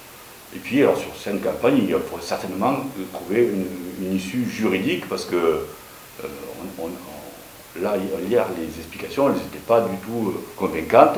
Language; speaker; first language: French; native; French